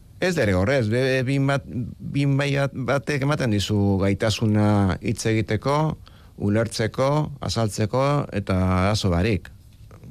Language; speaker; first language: Basque; native; Basque